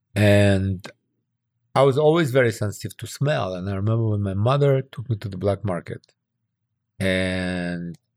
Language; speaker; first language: English; early bilingual, other home language; Russian